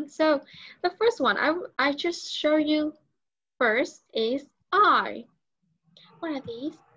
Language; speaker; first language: English; non-native, learner; Vietnamese